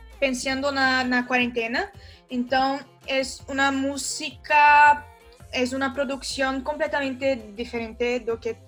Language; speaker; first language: Spanish; non-native, learner; Portuguese